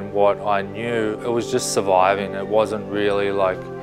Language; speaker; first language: English; native; English